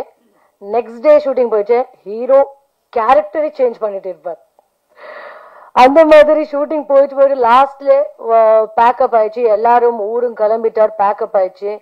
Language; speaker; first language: Tamil; non-native, learner; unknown